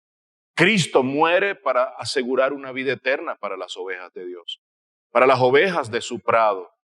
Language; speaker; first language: Spanish; native; Spanish